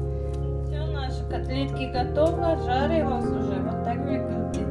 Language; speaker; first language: Russian; non-native, local second language; Tajik